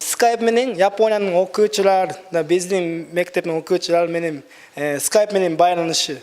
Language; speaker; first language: Kyrgyz; non-native, learner; Japanese